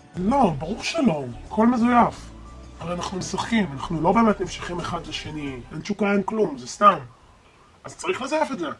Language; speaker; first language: Hebrew; early bilingual, other home language; Spanish